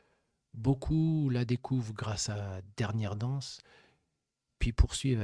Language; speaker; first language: French; native; French